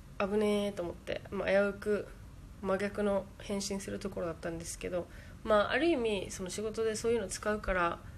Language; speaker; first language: Japanese; native; Japanese